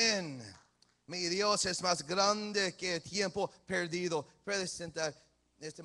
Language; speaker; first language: Spanish; early bilingual, heritage; English